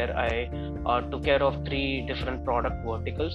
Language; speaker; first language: English; non-native, local second language; Tamil